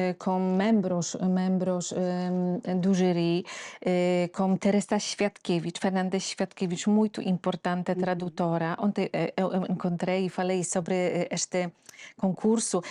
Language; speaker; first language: Portuguese; non-native, fluent; Polish